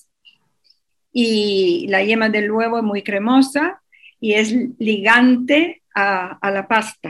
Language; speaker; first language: Spanish; non-native, fluent; Italian